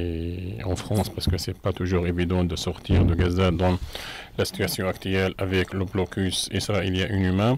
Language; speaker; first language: French; non-native, fluent; Arabic